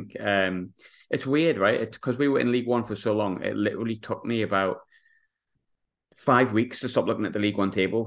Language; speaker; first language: English; native; English